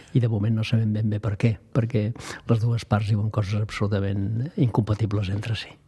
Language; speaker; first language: Catalan; native; Catalan